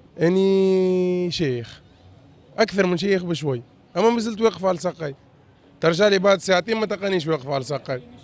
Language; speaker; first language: Arabic; native; Arabic